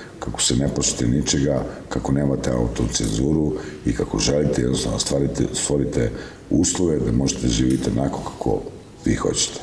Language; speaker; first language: Serbian; native; Serbian